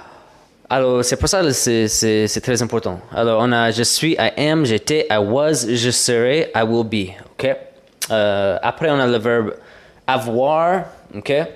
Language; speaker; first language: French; non-native, fluent; English